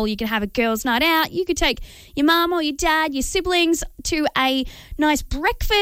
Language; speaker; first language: English; native; English